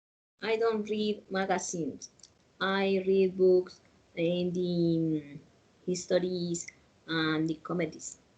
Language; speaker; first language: English; non-native, learner; Spanish